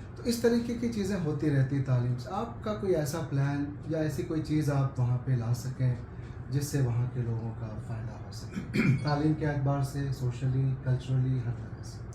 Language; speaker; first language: Urdu; native; Urdu